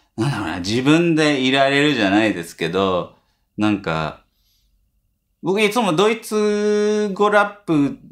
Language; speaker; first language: Japanese; early bilingual, heritage; German